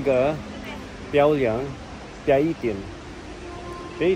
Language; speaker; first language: Chinese; non-native, learner; Filipino